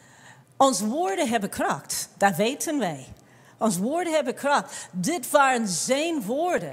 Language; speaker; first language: Dutch; non-native, fluent; English